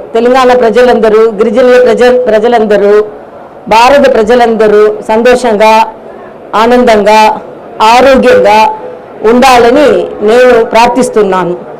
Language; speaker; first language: Telugu; non-native, local second language; Tamil